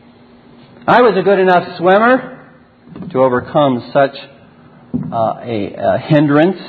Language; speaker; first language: English; native; English